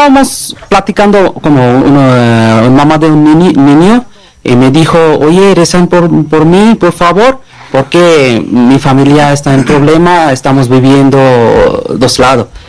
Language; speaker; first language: Spanish; non-native, learner; Bangla